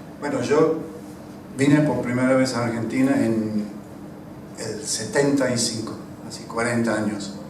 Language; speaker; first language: Spanish; non-native, fluent; English